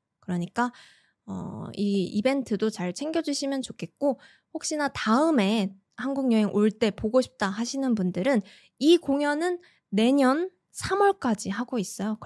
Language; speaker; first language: Korean; native; Korean